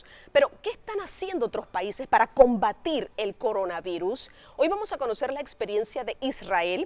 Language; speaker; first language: Spanish; native; Spanish